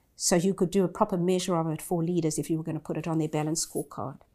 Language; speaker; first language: English; native; English